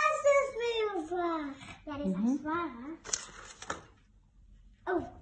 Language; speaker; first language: Dutch; early bilingual, other home language; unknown